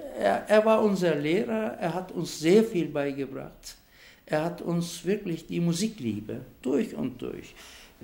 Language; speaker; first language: German; non-native, fluent; Turkish